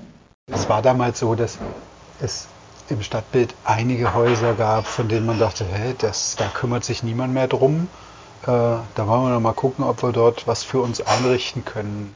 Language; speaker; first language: German; native; German